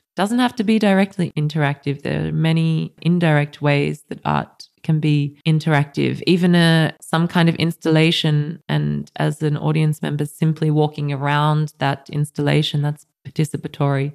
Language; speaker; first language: English; native; English